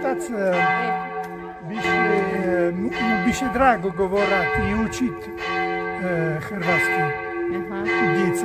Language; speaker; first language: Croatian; early bilingual, heritage; Croatian